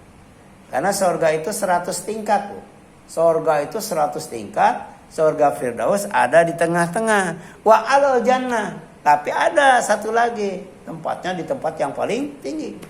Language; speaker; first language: Indonesian; native; Indonesian